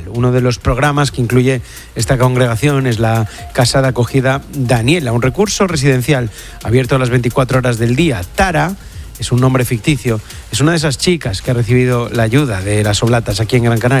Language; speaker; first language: Spanish; native; Spanish